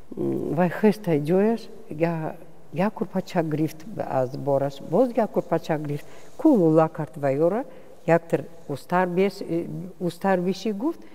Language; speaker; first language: Tajik; non-native, fluent; Russian